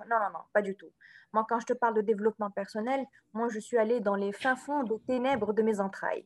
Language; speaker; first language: French; non-native, local second language; Arabic